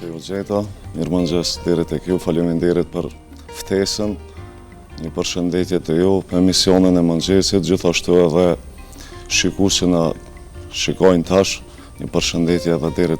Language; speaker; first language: Albanian; native; Albanian